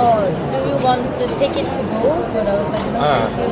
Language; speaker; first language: English; non-native, fluent; Korean